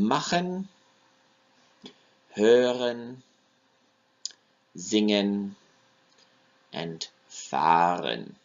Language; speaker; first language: German; non-native, fluent; English